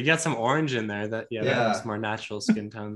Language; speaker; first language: English; native; English